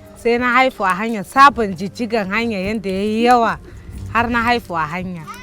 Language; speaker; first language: Hausa; non-native, local second language; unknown